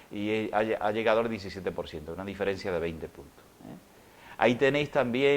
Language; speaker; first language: Spanish; native; Spanish